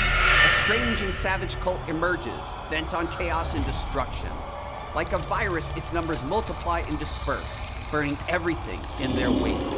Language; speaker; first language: English; native; English